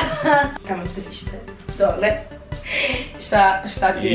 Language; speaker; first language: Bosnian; non-native, learner; English